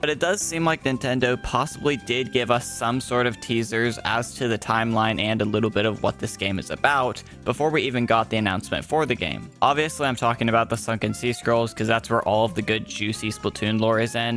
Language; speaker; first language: English; native; English